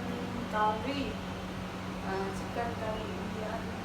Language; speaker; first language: English; non-native, learner; Vietnamese